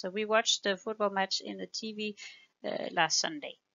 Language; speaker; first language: English; non-native, fluent; Danish